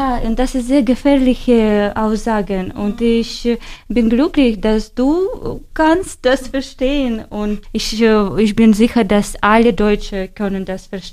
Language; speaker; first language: German; non-native, learner; Ukrainian